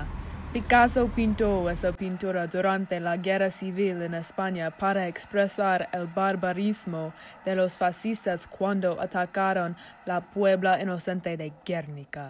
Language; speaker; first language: Spanish; non-native, learner; English